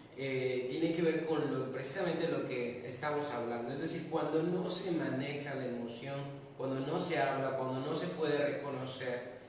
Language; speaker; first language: Spanish; native; Spanish